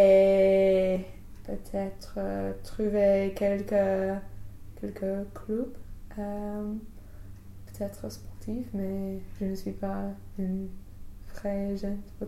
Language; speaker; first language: French; non-native, learner; English